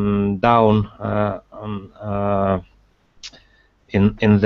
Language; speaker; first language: English; non-native, learner; Russian